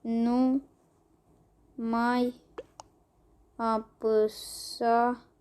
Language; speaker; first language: Romanian; native; Romanian